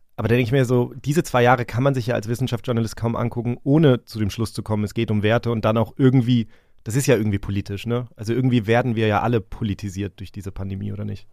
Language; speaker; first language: German; native; German